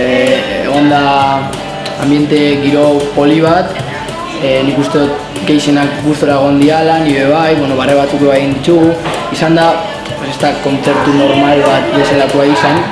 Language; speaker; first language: Basque; native; Basque